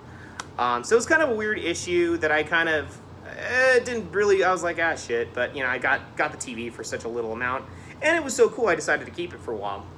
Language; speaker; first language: English; native; English